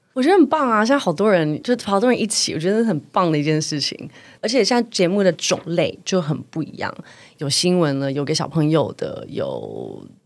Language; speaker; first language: Chinese; native; Chinese